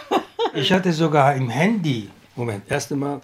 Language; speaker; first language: German; non-native, fluent; Turkish